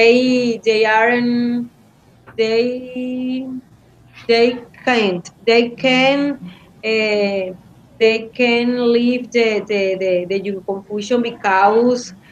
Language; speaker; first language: English; non-native, learner; Spanish